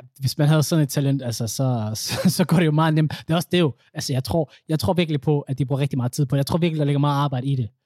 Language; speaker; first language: Danish; early bilingual, other home language; Somali